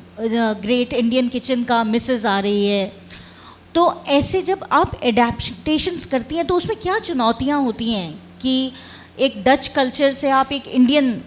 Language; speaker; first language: Hindi; native; Hindi